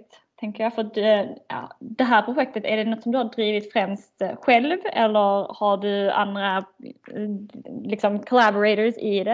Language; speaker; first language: Swedish; native; Swedish